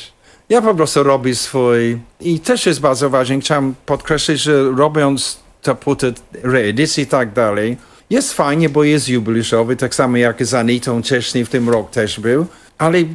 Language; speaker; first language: Polish; non-native, fluent; English